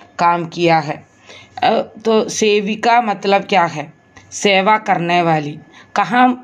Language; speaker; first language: Hindi; non-native, local second language; Malayalam